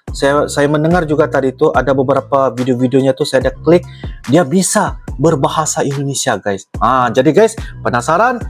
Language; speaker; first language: Malay; native; Malay